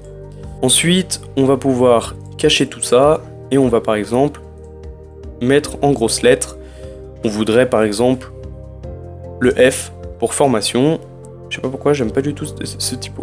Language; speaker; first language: French; native; French